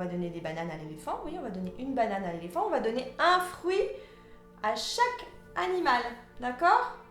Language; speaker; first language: French; native; French